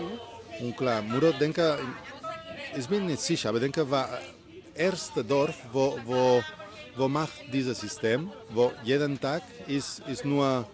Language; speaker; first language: German; non-native, learner; Spanish